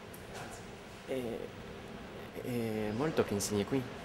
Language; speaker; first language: Italian; non-native, fluent; Spanish